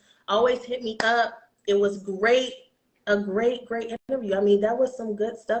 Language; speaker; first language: English; native; English